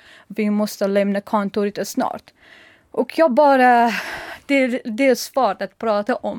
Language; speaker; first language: Swedish; non-native, learner; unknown